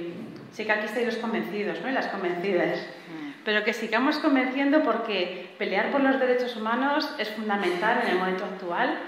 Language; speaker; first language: Spanish; native; Spanish